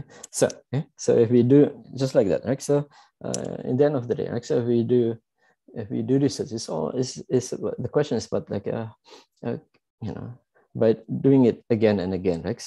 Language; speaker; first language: English; non-native, fluent; Javanese